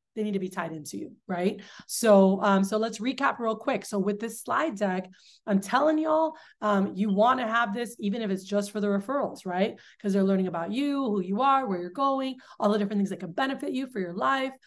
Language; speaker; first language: English; early bilingual, other home language; Spanish